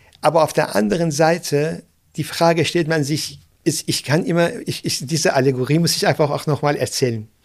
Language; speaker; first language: German; non-native, fluent; Persian